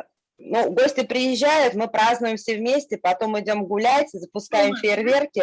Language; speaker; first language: Russian; native; Russian